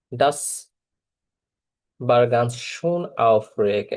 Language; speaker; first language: German; non-native, fluent; Bangla